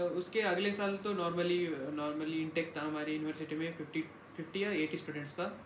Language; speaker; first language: Hindi; non-native, local second language; Kannada